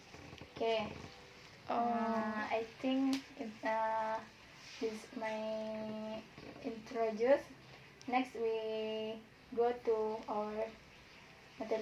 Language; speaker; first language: English; non-native, learner; Indonesian